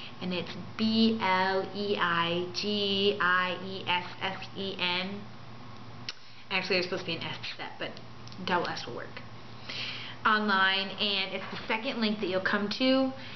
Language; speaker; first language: English; native; English